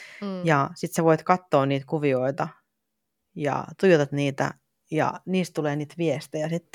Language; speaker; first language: Finnish; native; Finnish